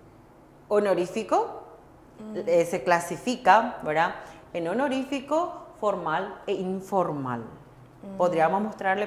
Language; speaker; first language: Spanish; non-native, fluent; Korean